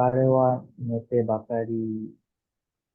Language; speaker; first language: Japanese; non-native, learner; Bangla